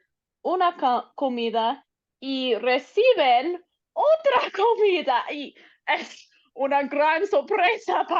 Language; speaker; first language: Spanish; non-native, learner; English